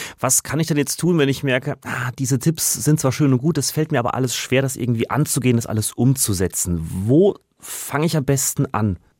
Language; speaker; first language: German; native; German